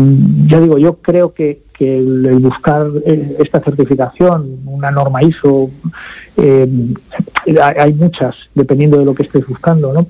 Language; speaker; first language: Spanish; native; Spanish